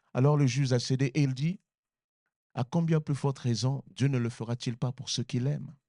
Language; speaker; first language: French; native; French